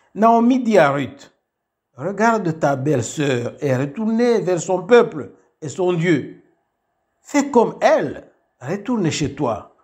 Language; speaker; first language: French; non-native, local second language; Kinyarwanda